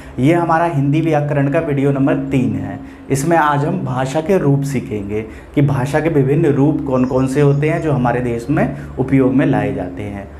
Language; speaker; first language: Hindi; non-native, local second language; Maithili